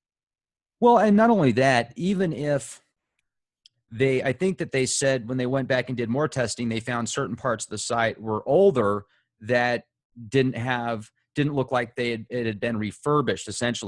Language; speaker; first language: English; native; English